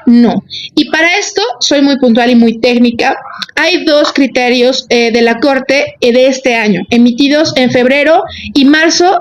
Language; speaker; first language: Spanish; native; Spanish